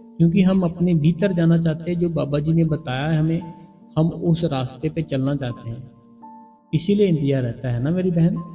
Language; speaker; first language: Hindi; non-native, local second language; Punjabi